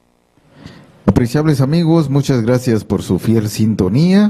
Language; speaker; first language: Spanish; native; Spanish